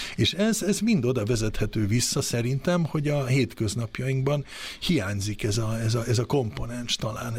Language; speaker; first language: Hungarian; early bilingual, heritage; Swedish